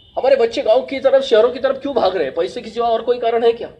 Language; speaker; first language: Hindi; native; Hindi